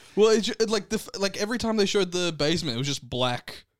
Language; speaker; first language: English; non-native, local second language; Serbian